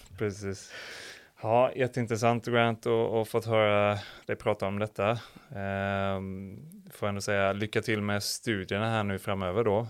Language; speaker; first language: Swedish; native; Swedish